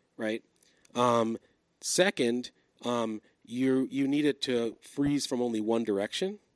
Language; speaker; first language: English; native; English